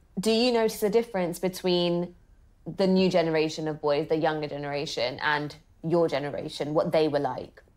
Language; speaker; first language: English; early bilingual, other home language; Hindi